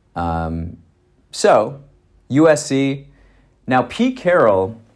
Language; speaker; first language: English; native; English